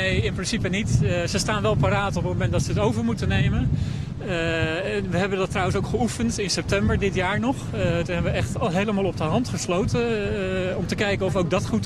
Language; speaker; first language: Dutch; native; Dutch